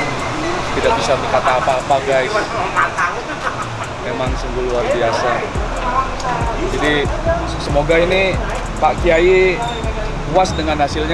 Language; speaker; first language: Indonesian; non-native, local second language; Javanese